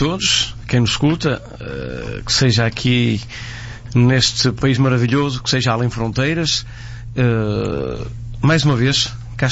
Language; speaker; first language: Portuguese; native; Portuguese